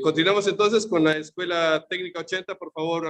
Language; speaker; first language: Spanish; native; Spanish